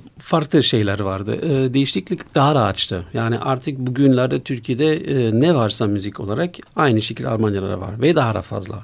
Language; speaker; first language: Turkish; non-native, fluent; German